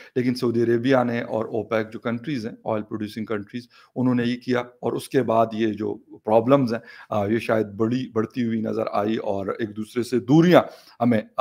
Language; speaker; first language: Urdu; non-native, local second language; Pashto